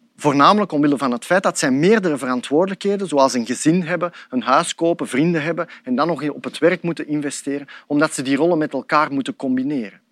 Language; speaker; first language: Dutch; native; Dutch